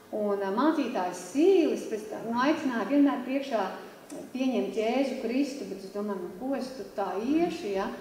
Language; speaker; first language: Latvian; native; Latvian